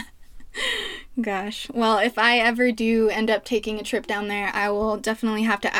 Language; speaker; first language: English; early bilingual, other home language; Spanish